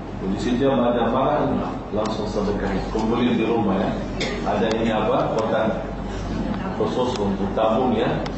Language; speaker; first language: Malay; non-native, fluent; Arabic